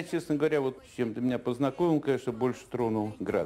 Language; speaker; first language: Russian; native; Russian